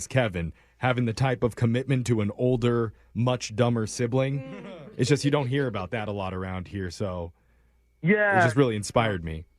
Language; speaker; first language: English; native; English